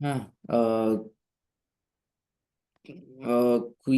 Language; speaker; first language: French; non-native, learner; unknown